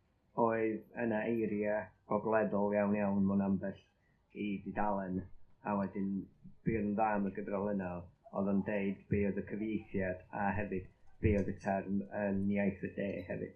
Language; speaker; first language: Welsh; native; Welsh